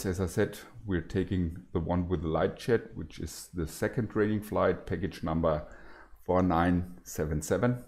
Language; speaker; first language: English; non-native, fluent; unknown